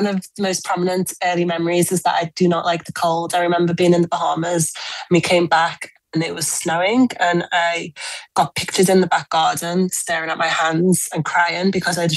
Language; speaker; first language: English; native; English